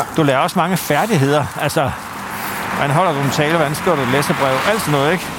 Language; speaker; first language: Danish; native; Danish